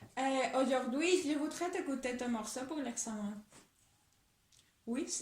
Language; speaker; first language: French; non-native, fluent; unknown